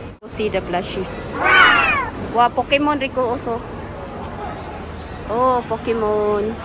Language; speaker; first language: English; non-native, learner; Filipino